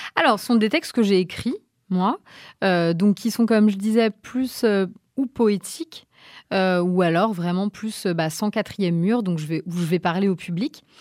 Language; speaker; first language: French; native; French